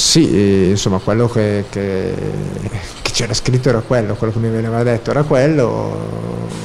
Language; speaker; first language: Italian; native; Italian